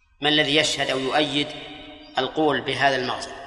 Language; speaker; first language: Arabic; native; Arabic